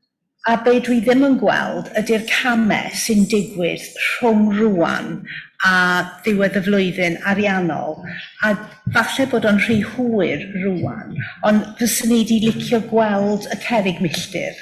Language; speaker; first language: Welsh; native; Welsh